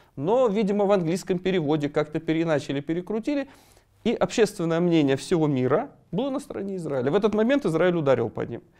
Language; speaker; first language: Russian; native; Russian